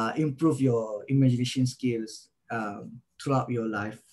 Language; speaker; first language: English; non-native, local second language; Malay